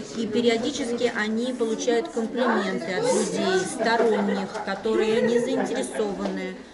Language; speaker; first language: Russian; native; Russian